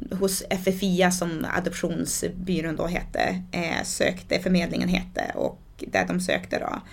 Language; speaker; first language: Swedish; native; Swedish